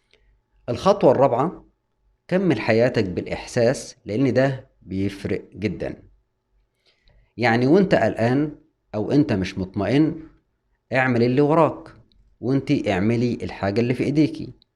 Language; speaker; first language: Arabic; native; Arabic